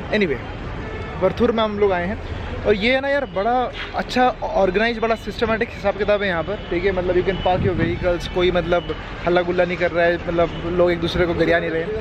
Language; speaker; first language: Hindi; native; Hindi